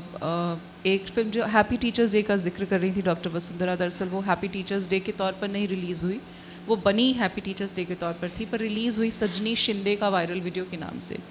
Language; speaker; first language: Hindi; native; Hindi